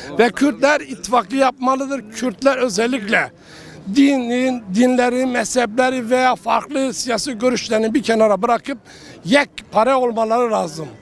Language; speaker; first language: Turkish; non-native, local second language; Kurdish